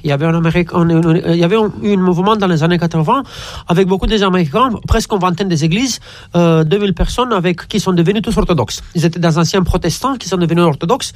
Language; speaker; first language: French; non-native, fluent; Romanian